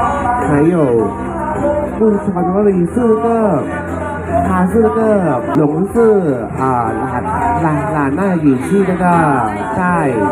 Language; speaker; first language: Chinese; non-native, learner; Thai